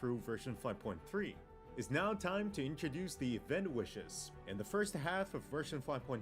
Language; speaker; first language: English; native; English